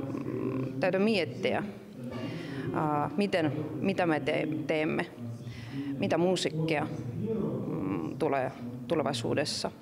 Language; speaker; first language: Finnish; non-native, local second language; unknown